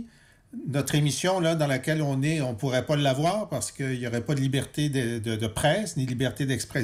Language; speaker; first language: French; native; French